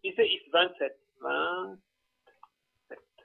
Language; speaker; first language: German; non-native, learner; French